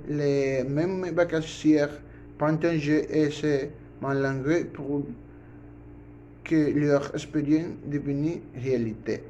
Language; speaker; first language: French; non-native, learner; Spanish